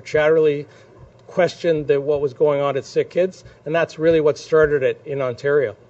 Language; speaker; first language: English; native; English